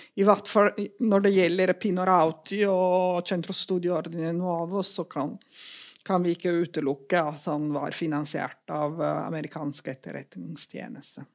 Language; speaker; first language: Norwegian; non-native, fluent; Italian